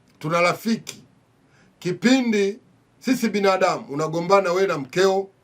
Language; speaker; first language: Swahili; native; Swahili